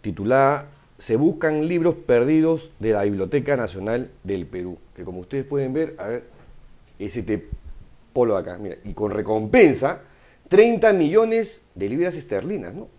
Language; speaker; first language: Spanish; native; Spanish